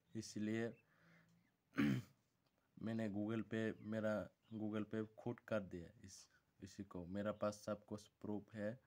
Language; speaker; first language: Hindi; non-native, local second language; Bangla